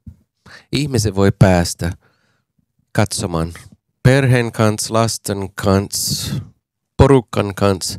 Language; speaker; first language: Finnish; non-native, fluent; English